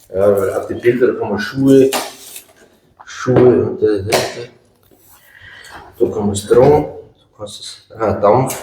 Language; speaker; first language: German; non-native, learner; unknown